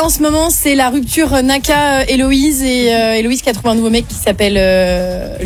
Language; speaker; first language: French; native; French